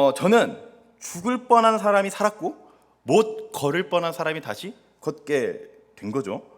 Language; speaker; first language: Korean; native; Korean